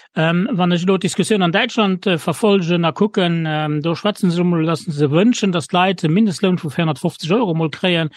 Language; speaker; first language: Luxembourgish; native; Luxembourgish